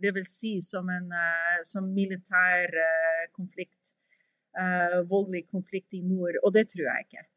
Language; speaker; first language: Norwegian; early bilingual, heritage; English